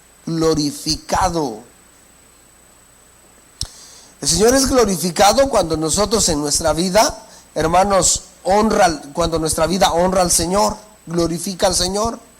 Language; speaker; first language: Spanish; native; Spanish